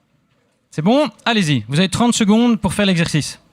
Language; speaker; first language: French; native; French